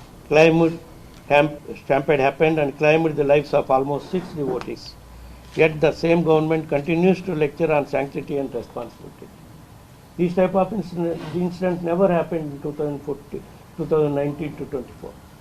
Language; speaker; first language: English; non-native, local second language; Telugu